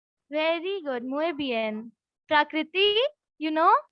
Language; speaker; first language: English; non-native, local second language; Hindi